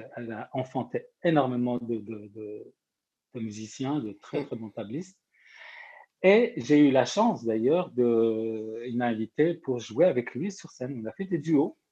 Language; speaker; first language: French; non-native, local second language; Arabic